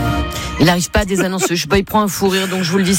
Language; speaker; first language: French; native; French